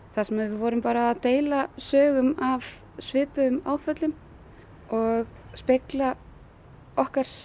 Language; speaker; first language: Icelandic; native; Icelandic